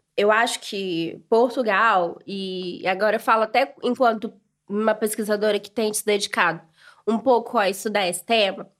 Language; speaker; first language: Portuguese; native; Portuguese